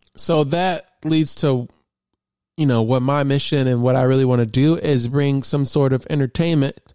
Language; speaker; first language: English; native; English